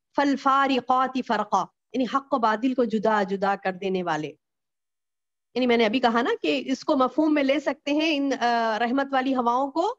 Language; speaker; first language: Hindi; native; Hindi